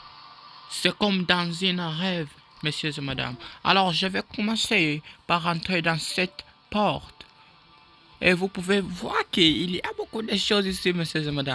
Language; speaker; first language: French; non-native, learner; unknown